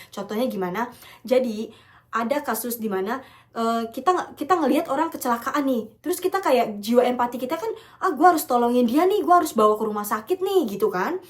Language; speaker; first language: Indonesian; native; Indonesian